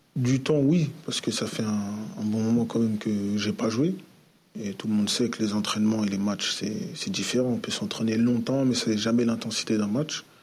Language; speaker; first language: French; native; French